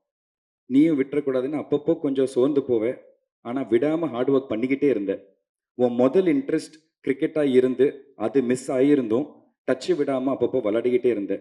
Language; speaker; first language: Tamil; native; Tamil